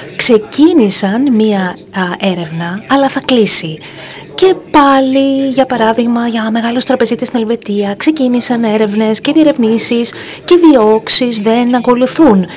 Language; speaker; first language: Greek; native; Greek